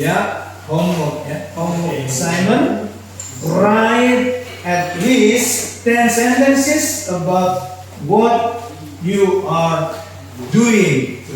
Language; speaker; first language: English; non-native, fluent; Indonesian